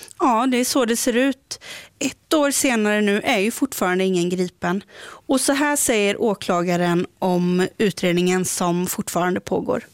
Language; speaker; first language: Swedish; native; Swedish